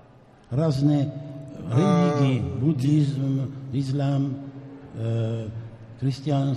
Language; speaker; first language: Russian; non-native, fluent; French